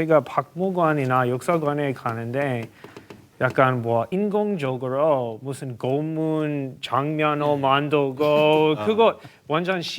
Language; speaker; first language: Korean; non-native, fluent; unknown